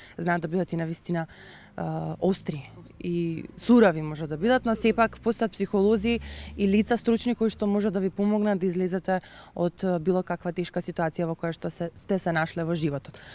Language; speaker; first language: Macedonian; native; Macedonian